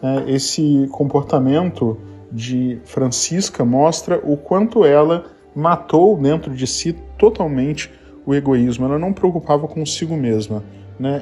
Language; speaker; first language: Portuguese; native; Portuguese